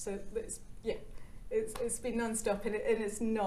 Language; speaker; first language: English; native; English